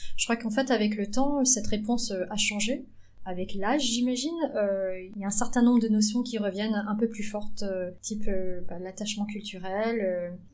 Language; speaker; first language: French; early bilingual, other home language; Vietnamese